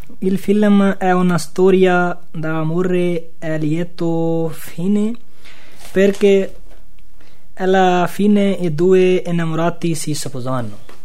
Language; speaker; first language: Italian; non-native, fluent; Urdu